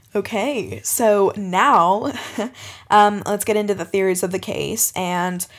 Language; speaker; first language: English; native; English